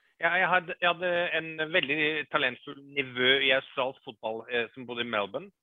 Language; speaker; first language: Norwegian; early bilingual, other home language; English